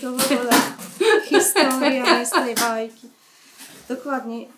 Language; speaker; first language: Polish; non-native, fluent; Ukrainian